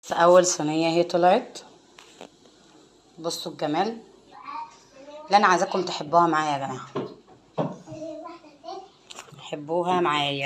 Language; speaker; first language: Arabic; native; Arabic